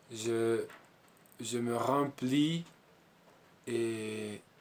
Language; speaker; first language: French; non-native, learner; Spanish